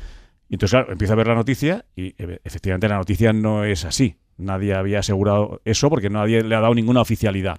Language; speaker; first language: Spanish; native; Spanish